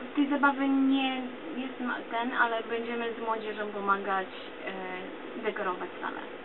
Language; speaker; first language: Polish; early bilingual, other home language; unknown